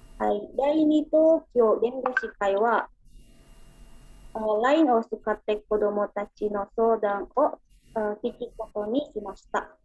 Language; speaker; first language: Japanese; non-native, learner; Indonesian